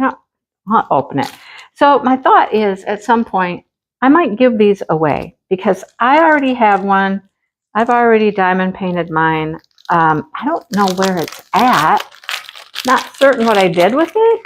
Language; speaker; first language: English; native; English